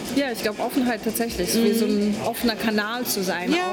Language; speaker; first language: German; non-native, fluent; Polish